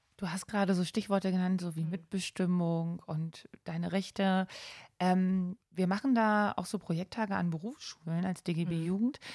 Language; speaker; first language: German; native; German